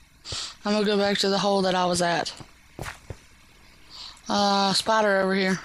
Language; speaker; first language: English; native; English